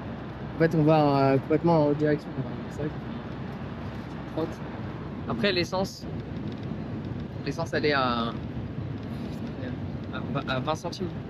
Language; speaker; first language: French; native; French